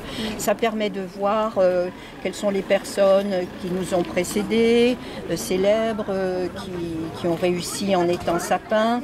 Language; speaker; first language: French; native; French